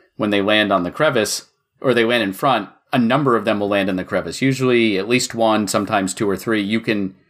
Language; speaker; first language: English; native; English